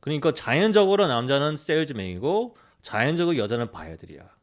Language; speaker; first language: Korean; early bilingual, heritage; Korean